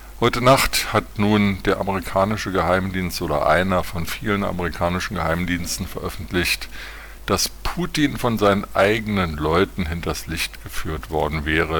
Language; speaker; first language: German; native; German